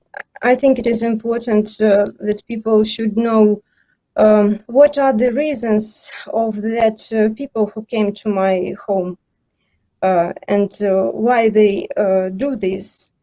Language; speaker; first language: English; non-native, learner; Ukrainian